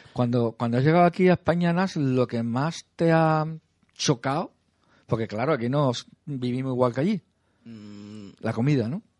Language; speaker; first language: Spanish; native; Spanish